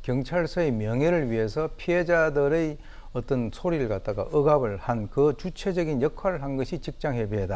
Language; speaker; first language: Korean; native; Korean